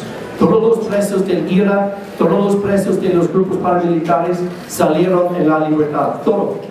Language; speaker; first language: Spanish; non-native, learner; English